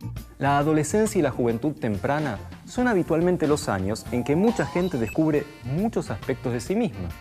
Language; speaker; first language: Spanish; native; Spanish